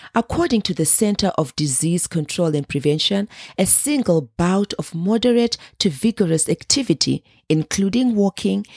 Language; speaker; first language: English; non-native, local second language; Shona